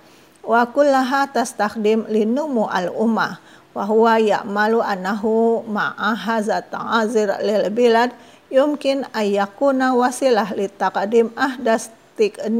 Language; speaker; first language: Arabic; non-native, fluent; Indonesian